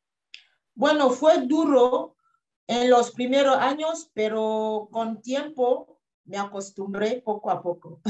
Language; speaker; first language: Spanish; non-native, fluent; French